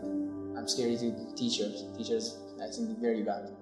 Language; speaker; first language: English; non-native, learner; Central Kurdish